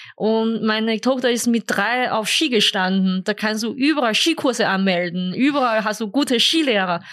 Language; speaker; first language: German; non-native, fluent; Chinese